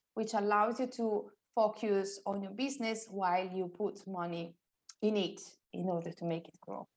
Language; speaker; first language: English; non-native, fluent; Italian